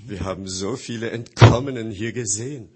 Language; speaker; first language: German; non-native, fluent; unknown